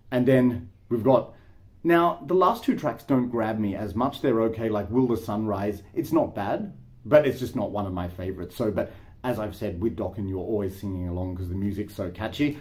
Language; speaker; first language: English; native; English